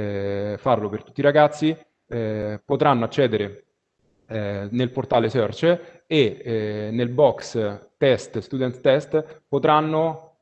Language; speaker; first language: Italian; native; Italian